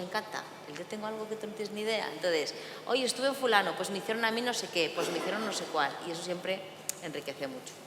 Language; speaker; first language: Spanish; native; Spanish